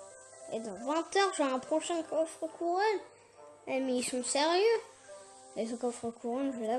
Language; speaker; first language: French; native; French